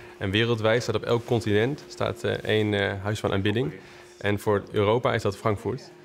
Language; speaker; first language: Dutch; native; Dutch